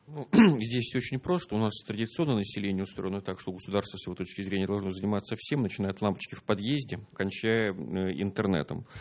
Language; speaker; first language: Russian; native; Russian